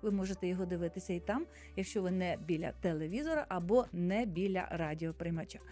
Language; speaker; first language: Ukrainian; native; Ukrainian